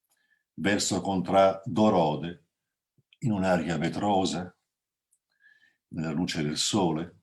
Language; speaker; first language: Italian; native; Italian